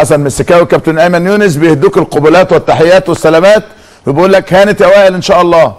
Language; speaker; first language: Arabic; native; Arabic